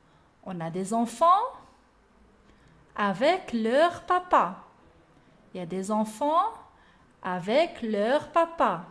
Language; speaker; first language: French; non-native, local second language; Arabic